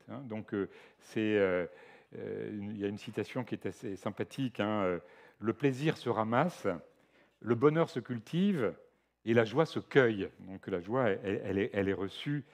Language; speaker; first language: French; native; French